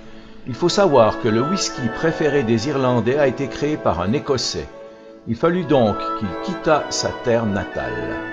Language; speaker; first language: French; native; French